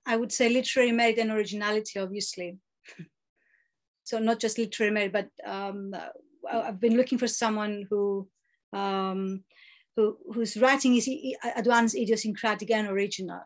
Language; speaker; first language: English; non-native, fluent; Greek